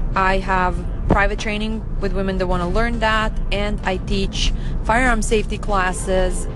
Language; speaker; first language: English; non-native, fluent; Serbian